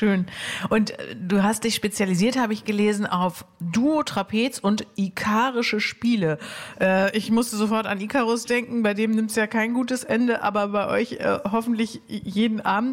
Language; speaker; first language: German; native; German